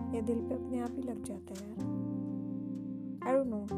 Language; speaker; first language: Hindi; native; Hindi